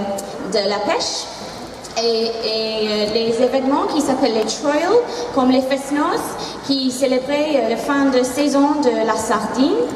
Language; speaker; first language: French; non-native, fluent; English